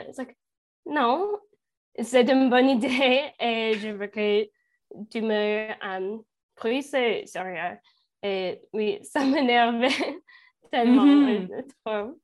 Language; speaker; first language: French; non-native, learner; English